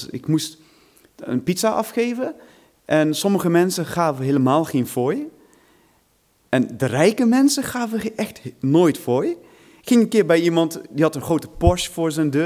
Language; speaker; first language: Dutch; non-native, fluent; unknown